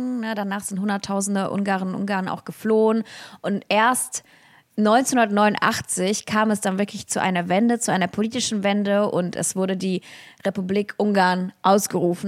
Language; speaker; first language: German; early bilingual, other home language; Russian